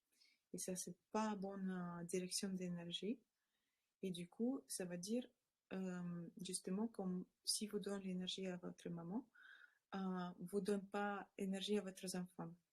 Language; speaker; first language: French; non-native, learner; Russian